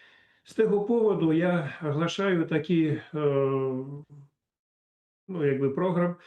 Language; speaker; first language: Polish; non-native, learner; Belarusian